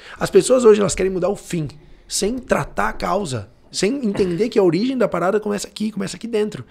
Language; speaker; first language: Portuguese; early bilingual, heritage; Portuguese